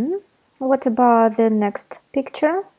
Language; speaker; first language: English; non-native, fluent; Russian